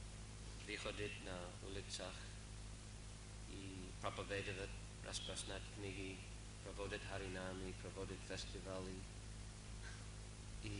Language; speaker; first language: Russian; non-native, fluent; English